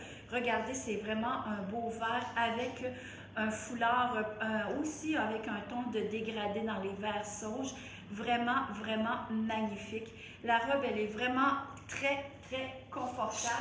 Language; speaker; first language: French; native; French